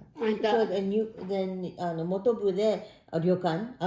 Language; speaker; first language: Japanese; early bilingual, heritage; Japanese